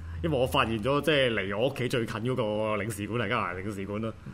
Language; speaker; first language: Cantonese; native; Cantonese